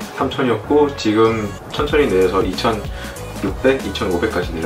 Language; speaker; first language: Korean; native; Korean